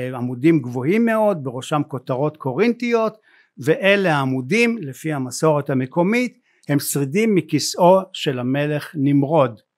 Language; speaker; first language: Hebrew; native; Hebrew